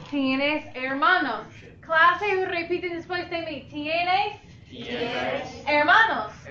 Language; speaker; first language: Spanish; non-native, fluent; English